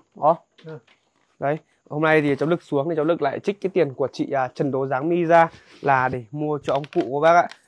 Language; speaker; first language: Vietnamese; non-native, local second language; Hmong